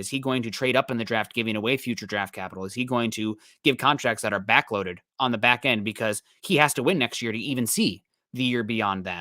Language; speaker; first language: English; native; English